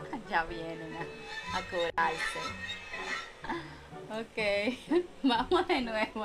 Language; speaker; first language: Spanish; native; Spanish